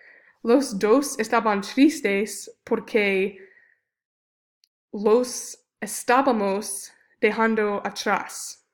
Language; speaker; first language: Spanish; non-native, learner; English